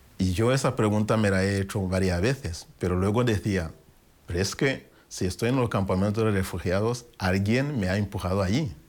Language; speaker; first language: Spanish; non-native, fluent; Kinyarwanda